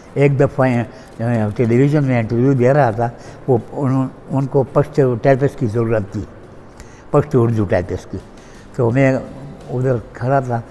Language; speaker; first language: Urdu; non-native, local second language; Pashto